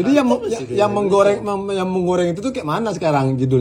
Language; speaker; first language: Indonesian; native; Indonesian